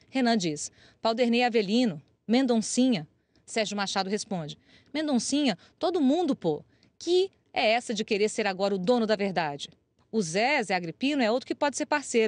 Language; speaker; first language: Portuguese; native; Portuguese